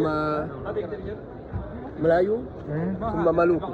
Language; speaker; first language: Arabic; non-native, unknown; Indonesian